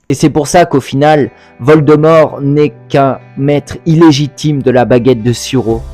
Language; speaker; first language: French; native; French